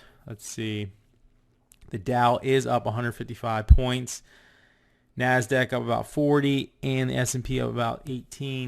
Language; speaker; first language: English; native; English